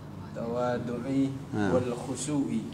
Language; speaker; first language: Arabic; non-native, learner; Indonesian